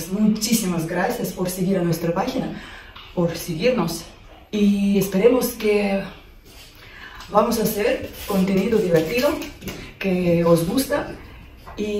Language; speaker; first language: Spanish; non-native, fluent; Russian